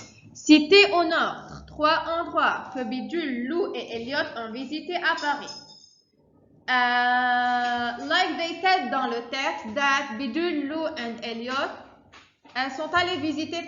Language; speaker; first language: French; non-native, fluent; Arabic